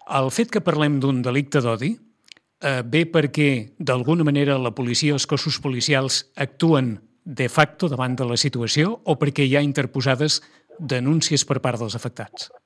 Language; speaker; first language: Catalan; native; Catalan